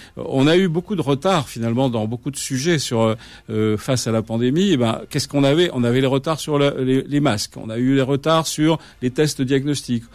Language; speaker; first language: French; native; French